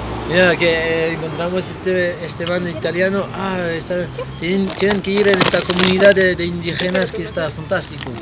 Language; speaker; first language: Spanish; non-native, fluent; French